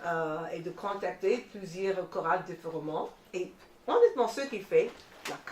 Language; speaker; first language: French; non-native, fluent; English